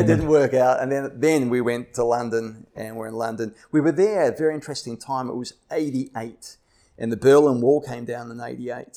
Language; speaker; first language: English; native; English